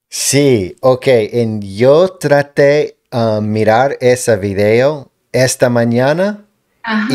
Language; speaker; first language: Spanish; non-native, learner; English